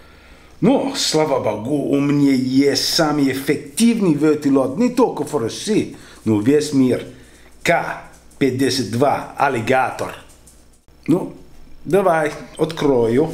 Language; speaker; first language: Russian; non-native, learner; English